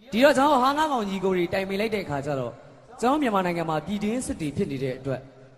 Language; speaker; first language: Burmese; native; Burmese